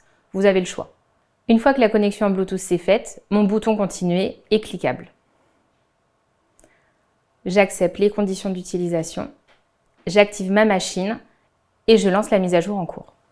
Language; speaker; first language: French; native; French